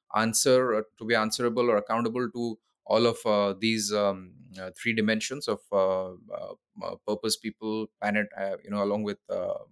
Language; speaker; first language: English; non-native, local second language; Odia